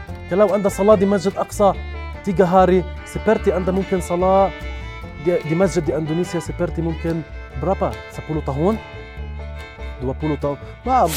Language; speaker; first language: Indonesian; non-native, learner; Arabic